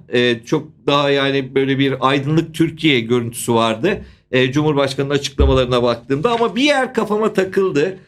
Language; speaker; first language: Turkish; native; Turkish